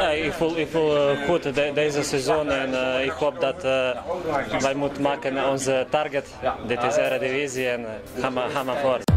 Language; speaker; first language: Dutch; non-native, learner; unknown